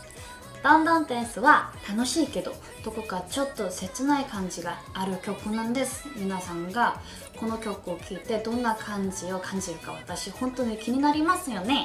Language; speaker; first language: Japanese; non-native, learner; Korean